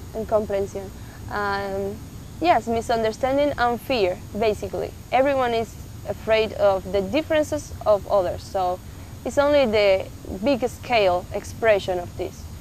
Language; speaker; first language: English; non-native, fluent; Spanish